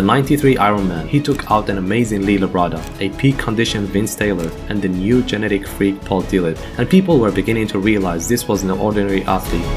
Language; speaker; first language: English; native; English